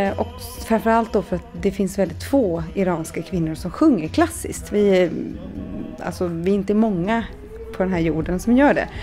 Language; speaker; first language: Swedish; early bilingual, other home language; Persian